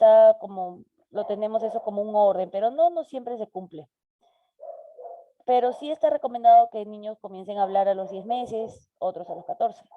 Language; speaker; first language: Spanish; native; Spanish